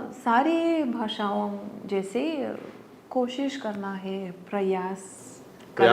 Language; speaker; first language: Hindi; non-native, learner; Lithuanian